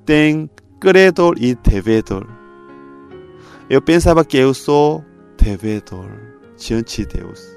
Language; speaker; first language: Portuguese; non-native, fluent; Korean